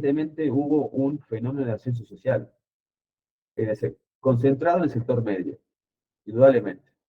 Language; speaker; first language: Spanish; native; Spanish